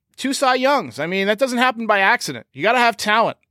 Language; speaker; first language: English; native; English